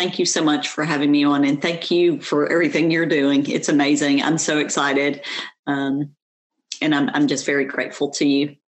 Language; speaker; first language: English; native; English